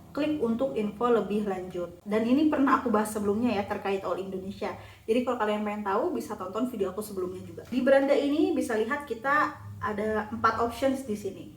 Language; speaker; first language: Indonesian; native; Indonesian